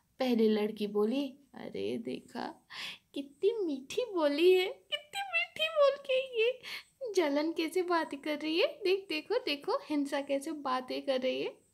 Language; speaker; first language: Hindi; non-native, local second language; Bangla